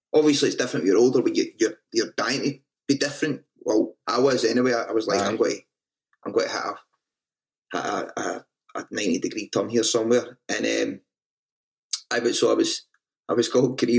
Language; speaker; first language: English; native; English